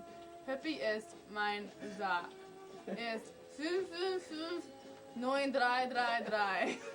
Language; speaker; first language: German; non-native, learner; English